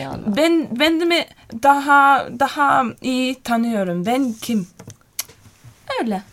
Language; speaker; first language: Turkish; non-native, learner; Finnish